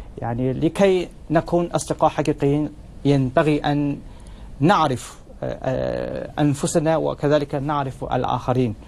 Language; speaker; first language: Arabic; non-native, fluent; Chinese